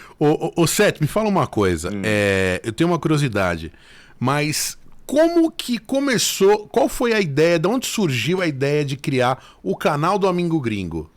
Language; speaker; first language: Portuguese; native; Portuguese